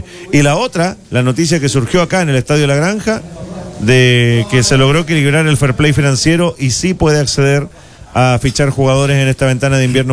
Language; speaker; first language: Spanish; native; Spanish